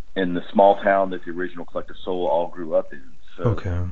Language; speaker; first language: English; native; English